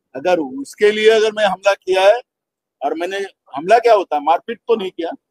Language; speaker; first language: Hindi; non-native, local second language; Marathi